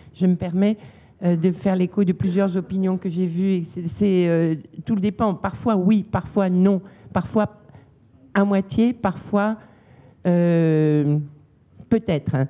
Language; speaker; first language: French; native; French